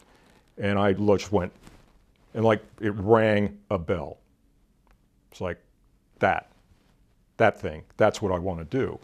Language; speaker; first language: English; native; English